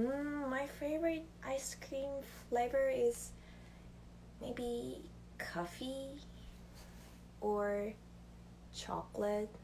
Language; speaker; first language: English; non-native, learner; Korean